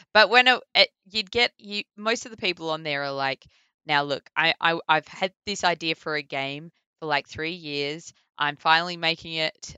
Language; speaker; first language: English; native; English